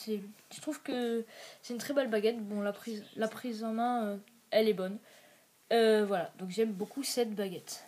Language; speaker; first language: French; native; French